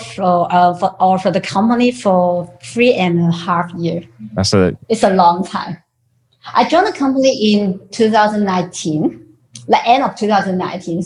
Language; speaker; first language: English; non-native, fluent; Chinese